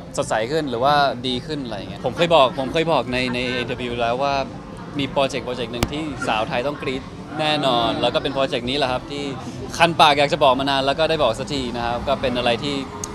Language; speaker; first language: Thai; early bilingual, heritage; Thai